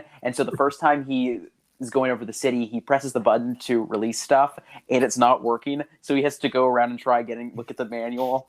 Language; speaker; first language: English; native; English